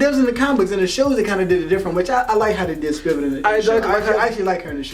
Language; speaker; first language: English; native; English